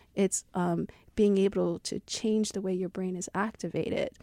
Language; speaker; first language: English; native; English